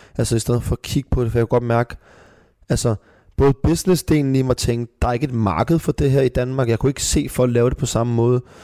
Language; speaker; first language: Danish; early bilingual, other home language; Persian